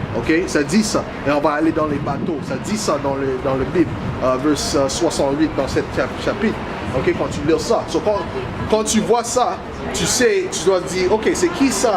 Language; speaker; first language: French; non-native, learner; English